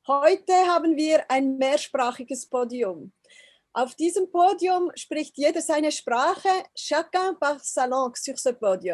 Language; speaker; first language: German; native; German